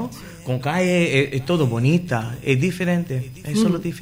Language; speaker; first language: Spanish; non-native, learner; English